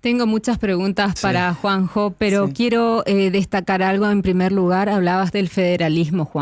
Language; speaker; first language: Spanish; native; Spanish